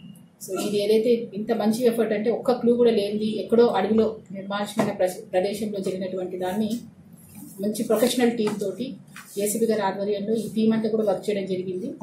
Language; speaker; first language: Telugu; native; Telugu